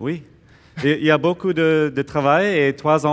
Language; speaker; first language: French; non-native, learner; English